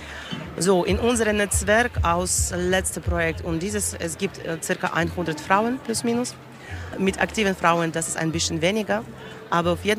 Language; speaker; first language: German; non-native, learner; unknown